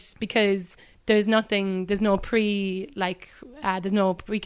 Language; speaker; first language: English; native; English